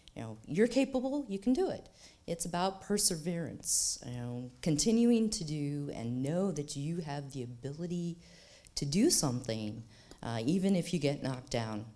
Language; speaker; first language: English; native; English